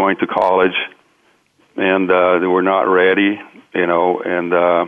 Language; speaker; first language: English; non-native, fluent; Portuguese